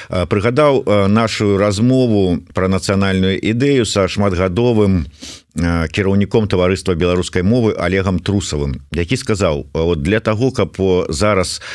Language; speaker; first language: Belarusian; non-native, local second language; Russian